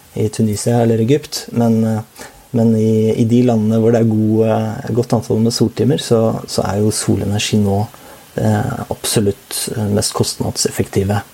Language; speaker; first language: Norwegian; native; Norwegian